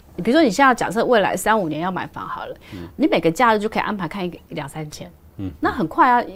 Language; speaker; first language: Chinese; native; Chinese